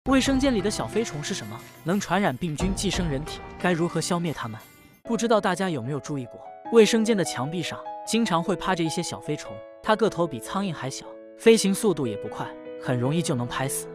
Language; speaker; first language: Chinese; native; Chinese